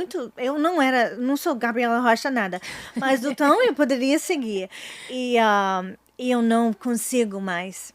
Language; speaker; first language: Portuguese; non-native, fluent; English